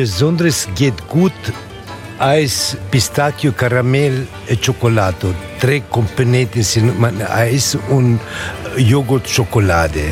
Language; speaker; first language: German; non-native, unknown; Italian